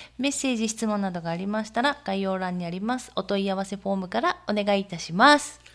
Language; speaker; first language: Japanese; native; Japanese